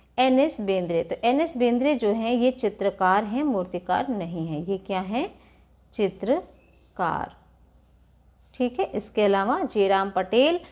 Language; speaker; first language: Hindi; native; Hindi